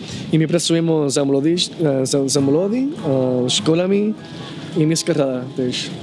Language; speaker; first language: Ukrainian; non-native, learner; Spanish